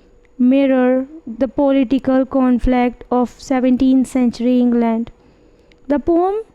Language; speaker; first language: English; non-native, fluent; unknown